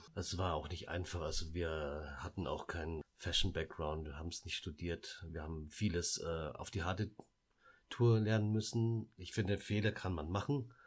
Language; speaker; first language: German; early bilingual, other home language; Lao